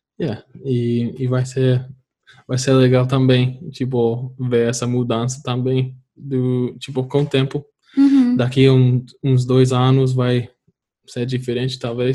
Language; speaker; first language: Portuguese; non-native, fluent; English